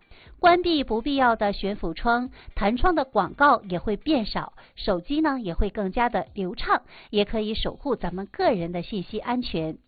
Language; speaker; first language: Chinese; native; Chinese